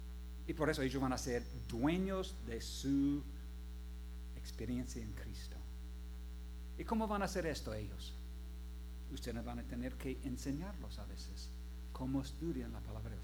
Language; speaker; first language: Spanish; non-native, fluent; English